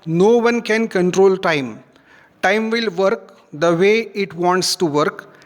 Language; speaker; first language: English; non-native, local second language; Marathi